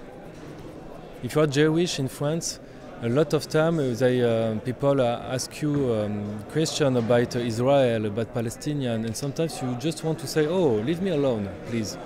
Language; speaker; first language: English; non-native, learner; French